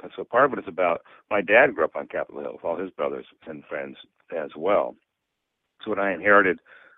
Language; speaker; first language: English; native; English